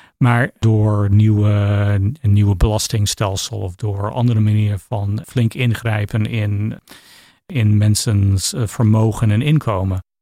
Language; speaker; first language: Dutch; non-native, fluent; English